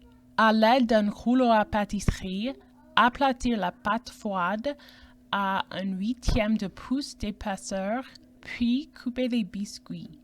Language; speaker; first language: French; non-native, fluent; English